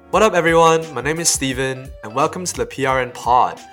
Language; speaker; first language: English; non-native, local second language; Cantonese